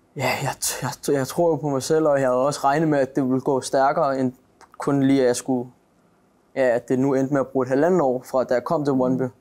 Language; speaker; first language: Danish; native; Danish